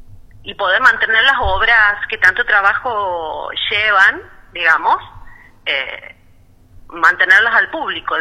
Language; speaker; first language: Spanish; native; Spanish